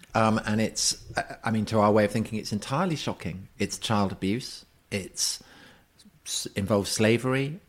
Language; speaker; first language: English; native; English